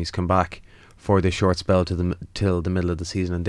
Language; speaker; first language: English; native; English